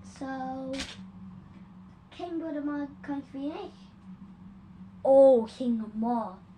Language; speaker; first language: Irish; non-native, learner; English